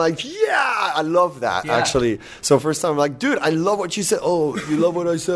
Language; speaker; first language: English; non-native, fluent; French